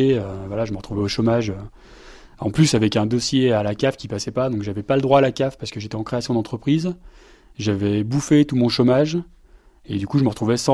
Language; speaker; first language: French; native; French